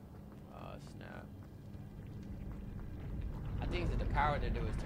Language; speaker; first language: English; native; English